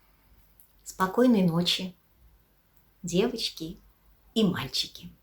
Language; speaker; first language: Russian; native; Russian